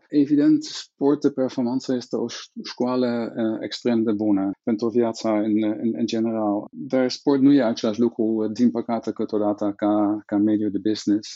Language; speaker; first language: Romanian; non-native, fluent; Dutch